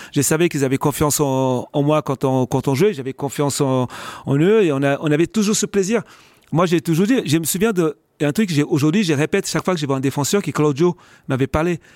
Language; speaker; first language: French; non-native, fluent; Portuguese